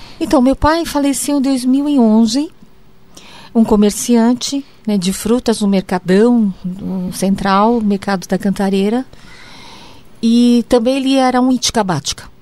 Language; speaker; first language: Portuguese; early bilingual, other home language; Japanese